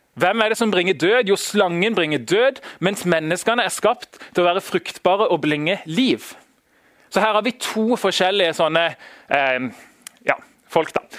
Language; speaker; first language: Norwegian; native; Norwegian